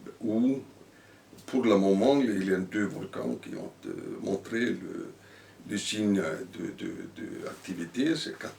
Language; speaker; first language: French; non-native, fluent; Icelandic